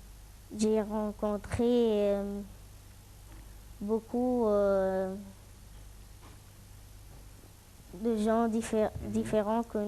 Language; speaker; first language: French; non-native, fluent; Arabic